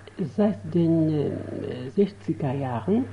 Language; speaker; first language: German; non-native, fluent; Arabic